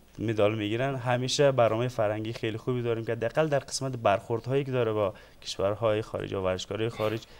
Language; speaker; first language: Persian; native; Persian